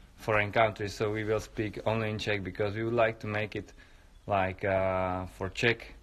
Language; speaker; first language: English; non-native, fluent; Czech